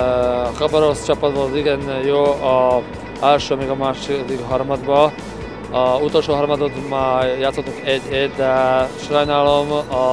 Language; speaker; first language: Hungarian; non-native, learner; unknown